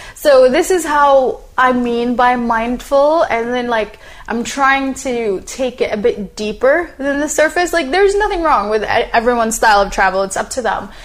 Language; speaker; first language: English; non-native, fluent; Arabic